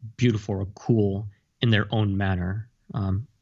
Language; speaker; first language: English; early bilingual, heritage; Japanese